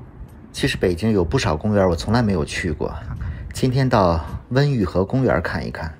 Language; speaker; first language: Chinese; native; Chinese